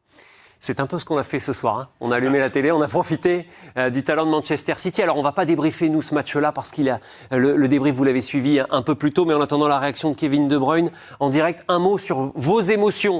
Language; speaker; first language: French; native; French